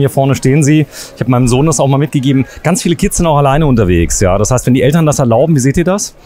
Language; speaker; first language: German; native; German